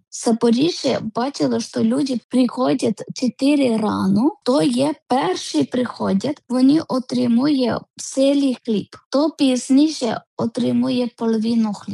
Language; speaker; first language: Ukrainian; non-native, learner; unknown